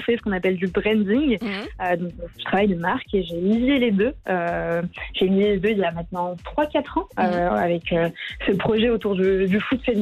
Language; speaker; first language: French; non-native, local second language; Arabic